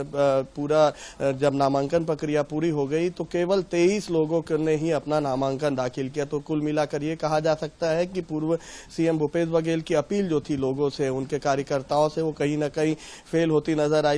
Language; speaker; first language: Hindi; native; Hindi